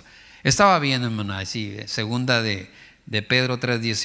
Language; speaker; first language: Spanish; native; Spanish